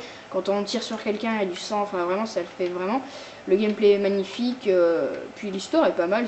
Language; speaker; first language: French; native; French